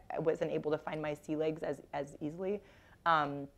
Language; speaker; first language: English; native; English